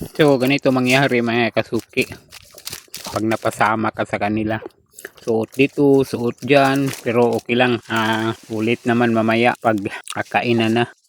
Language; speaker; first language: Filipino; non-native, local second language; Cebuano